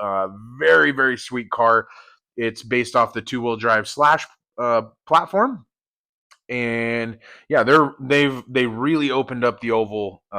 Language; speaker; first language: English; native; English